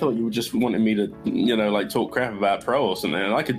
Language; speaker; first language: English; native; English